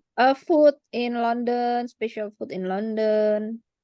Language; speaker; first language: English; non-native, learner; Indonesian